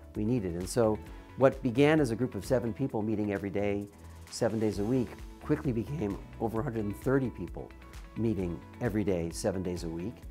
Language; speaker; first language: English; native; English